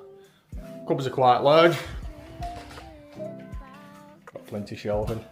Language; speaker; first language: English; native; English